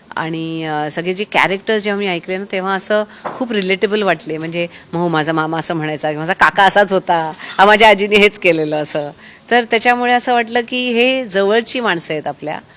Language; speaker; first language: Marathi; native; Marathi